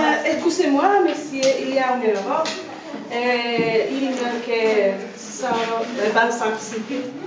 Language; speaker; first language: French; non-native, learner; Spanish